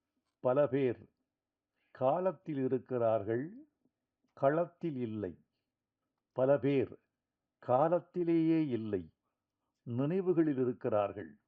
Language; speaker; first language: Tamil; native; Tamil